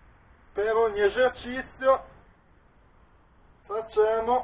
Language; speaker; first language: Italian; native; Italian